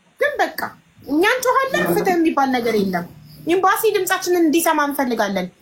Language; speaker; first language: Amharic; native; Amharic